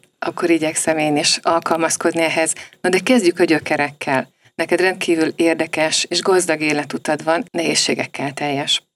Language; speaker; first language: Hungarian; native; Hungarian